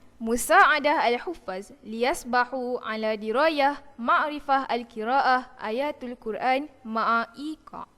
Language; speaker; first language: Arabic; non-native, learner; Malay